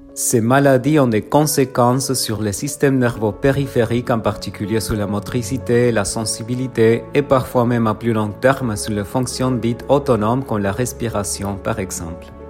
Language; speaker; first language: French; non-native, fluent; Spanish